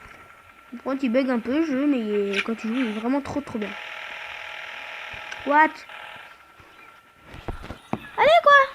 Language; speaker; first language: French; native; French